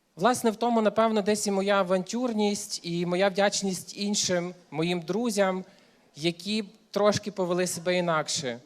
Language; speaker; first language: Ukrainian; native; Ukrainian